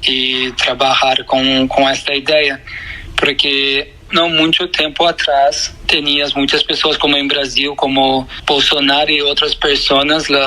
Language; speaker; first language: Spanish; non-native, fluent; Portuguese